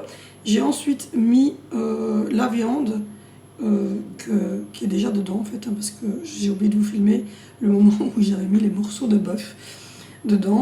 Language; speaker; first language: French; native; French